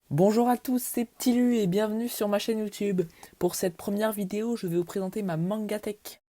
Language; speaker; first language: French; native; French